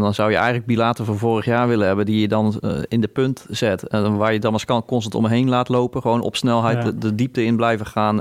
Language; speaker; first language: Dutch; native; Dutch